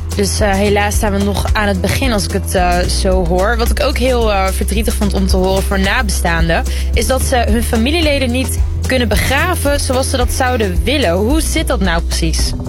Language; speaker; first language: Dutch; early bilingual, other home language; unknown